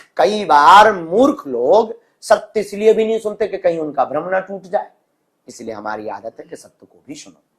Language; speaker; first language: Hindi; native; Hindi